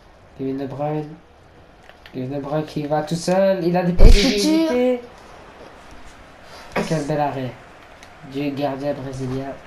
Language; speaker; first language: French; native; French